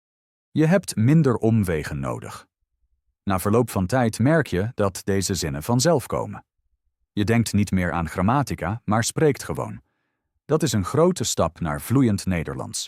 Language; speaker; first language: Dutch; non-native, fluent; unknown